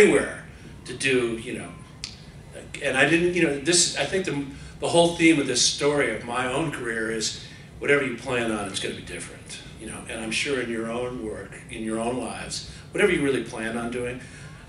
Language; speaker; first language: English; native; English